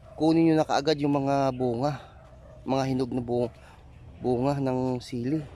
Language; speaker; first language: Filipino; non-native, local second language; Hiligaynon